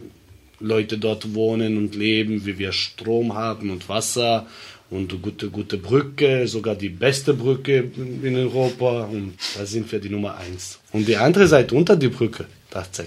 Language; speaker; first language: German; early bilingual, other home language; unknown